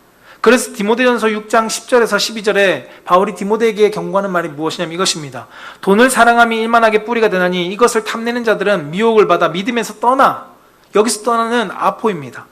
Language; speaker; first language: Korean; native; Korean